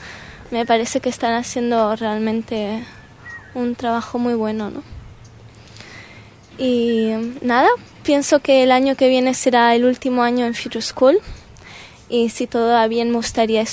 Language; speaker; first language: Spanish; early bilingual, heritage; Spanish